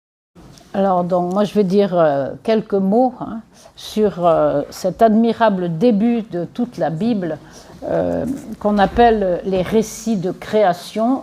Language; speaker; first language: French; native; French